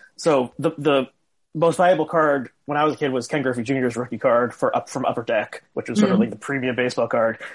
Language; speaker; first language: English; native; English